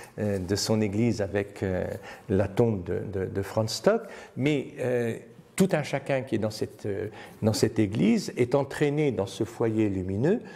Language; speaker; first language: French; native; French